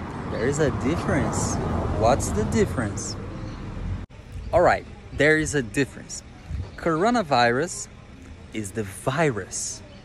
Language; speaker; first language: English; non-native, fluent; Portuguese